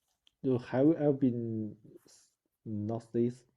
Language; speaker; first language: English; non-native, learner; Chinese